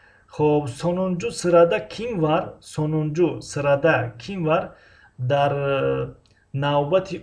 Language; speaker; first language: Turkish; non-native, fluent; Tajik